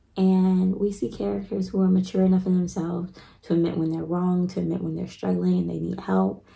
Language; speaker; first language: English; native; English